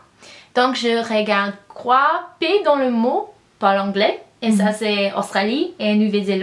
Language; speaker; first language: French; non-native, learner; English